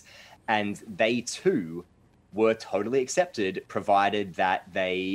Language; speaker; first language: English; native; English